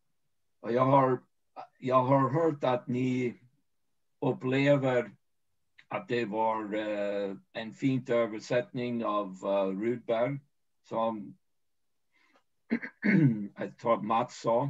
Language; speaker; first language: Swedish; non-native, fluent; English